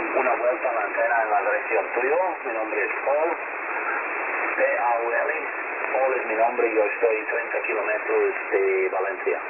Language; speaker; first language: Spanish; non-native, learner; English